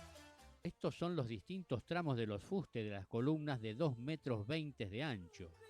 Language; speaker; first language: Spanish; native; Spanish